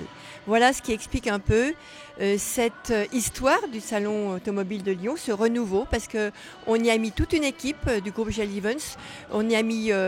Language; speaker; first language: French; native; French